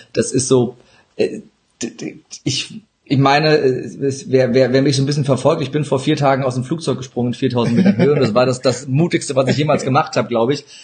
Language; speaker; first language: German; early bilingual, other home language; Turkish